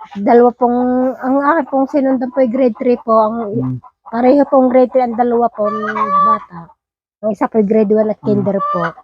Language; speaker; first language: Filipino; native; Filipino